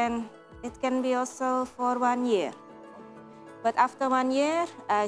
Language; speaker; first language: English; non-native, learner; Dutch